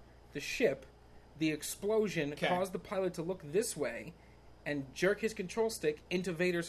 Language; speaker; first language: English; native; English